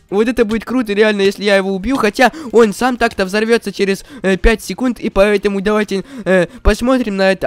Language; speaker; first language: Russian; native; Russian